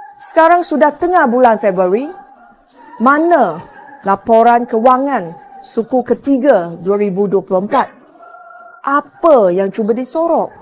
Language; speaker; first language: Malay; native; Malay